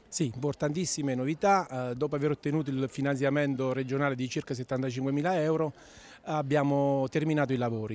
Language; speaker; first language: Italian; native; Italian